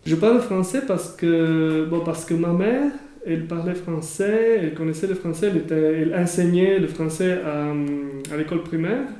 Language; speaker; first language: French; non-native, local second language; Italian